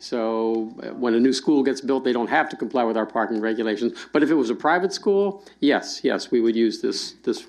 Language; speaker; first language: English; native; English